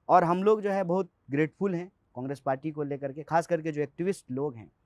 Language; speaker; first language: Hindi; native; Hindi